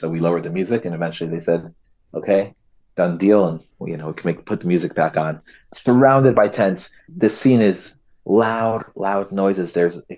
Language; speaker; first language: English; native; English